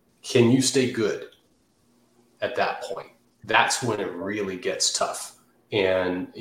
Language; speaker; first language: English; native; English